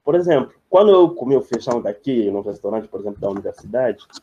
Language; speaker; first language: Portuguese; non-native, fluent; French